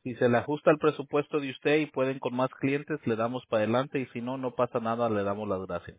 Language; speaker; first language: Spanish; native; Spanish